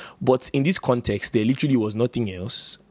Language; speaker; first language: English; non-native, local second language; Igbo